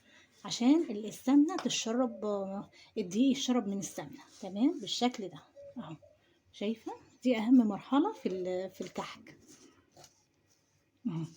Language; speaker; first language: Arabic; native; Arabic